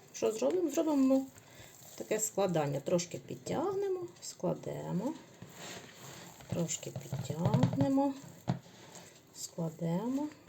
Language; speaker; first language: Ukrainian; native; Ukrainian